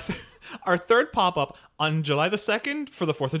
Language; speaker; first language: English; native; English